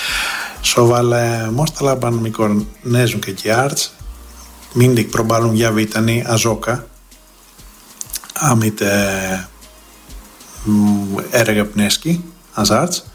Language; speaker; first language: Hungarian; non-native, learner; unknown